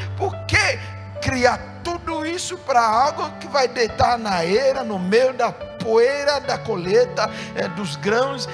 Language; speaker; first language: Portuguese; non-native, fluent; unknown